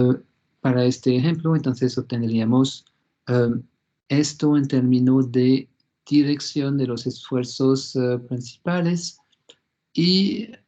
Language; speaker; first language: Spanish; non-native, fluent; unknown